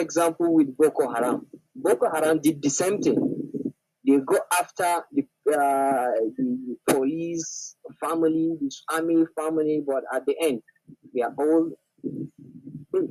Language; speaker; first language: English; non-native, local second language; Hausa